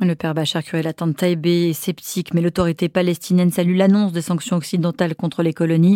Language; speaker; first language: French; native; French